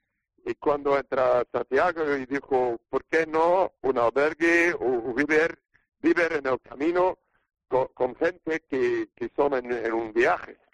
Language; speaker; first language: Spanish; non-native, learner; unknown